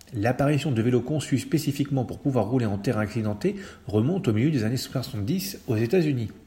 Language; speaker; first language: French; native; French